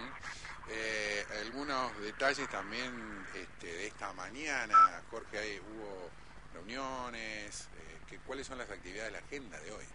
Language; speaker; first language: Spanish; native; Spanish